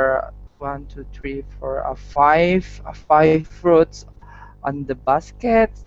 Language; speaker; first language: English; non-native, learner; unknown